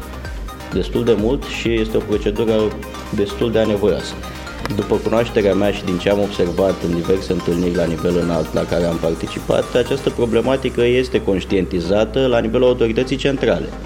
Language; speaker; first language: Romanian; native; Romanian